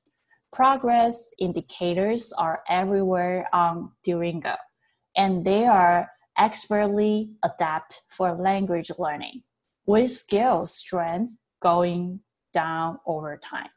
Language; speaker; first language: English; non-native, fluent; Chinese